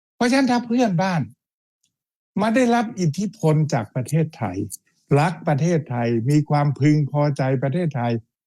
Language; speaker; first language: Thai; native; Thai